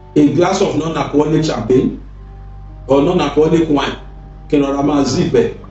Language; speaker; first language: English; non-native, local second language; Yoruba